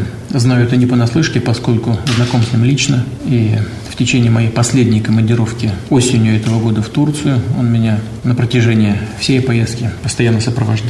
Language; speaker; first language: Russian; native; Russian